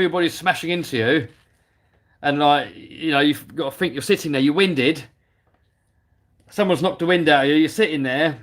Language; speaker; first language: English; native; English